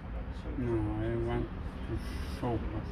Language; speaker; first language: English; non-native, learner; Romanian